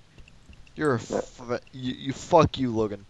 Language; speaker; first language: English; native; English